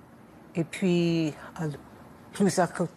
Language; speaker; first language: French; non-native, learner; English